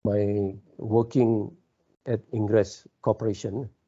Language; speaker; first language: English; non-native, local second language; Malay